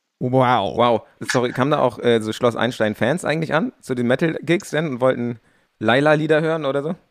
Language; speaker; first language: German; native; German